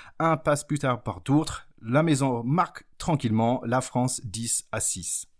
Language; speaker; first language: French; non-native, fluent; English